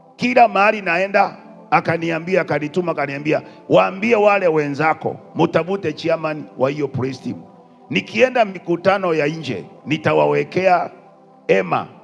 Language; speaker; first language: Swahili; non-native, local second language; Kikuyu